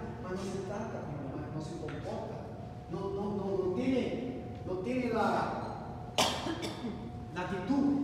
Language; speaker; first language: Spanish; non-native, learner; Portuguese